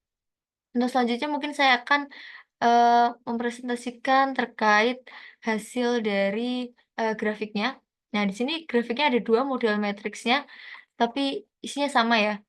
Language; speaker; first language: Indonesian; native; Indonesian